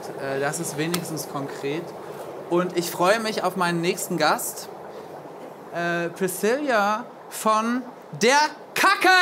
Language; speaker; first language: German; native; German